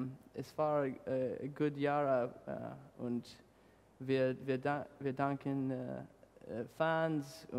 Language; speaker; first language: German; non-native, learner; English